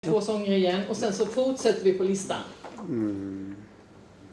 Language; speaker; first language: Swedish; native; Swedish